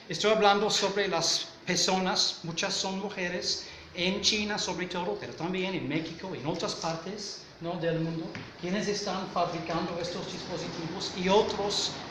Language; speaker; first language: Spanish; non-native, fluent; English